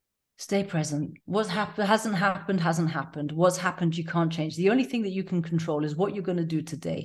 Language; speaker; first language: English; native; English